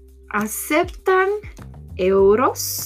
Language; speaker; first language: Spanish; non-native, fluent; English